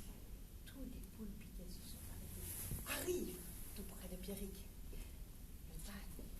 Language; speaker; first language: French; native; French